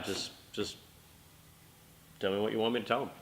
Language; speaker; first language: English; native; English